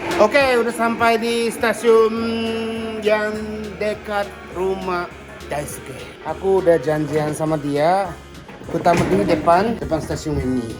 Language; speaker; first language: Indonesian; non-native, fluent; Japanese